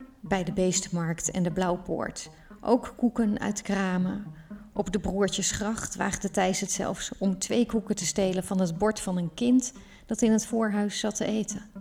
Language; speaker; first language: Dutch; native; Dutch